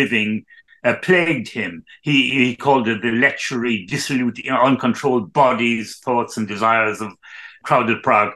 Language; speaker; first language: English; native; English